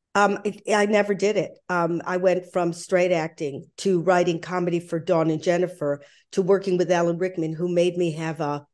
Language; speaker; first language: English; early bilingual, other home language; German